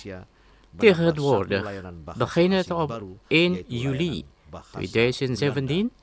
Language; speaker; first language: Dutch; non-native, learner; Indonesian